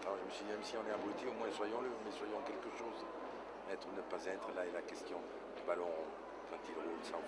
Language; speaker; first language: French; native; French